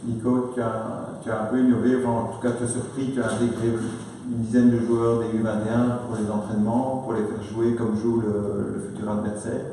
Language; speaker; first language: French; native; French